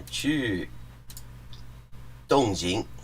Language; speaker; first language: Chinese; non-native, learner; English